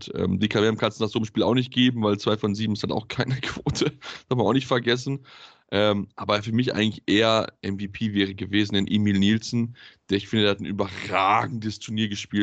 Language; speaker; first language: German; native; German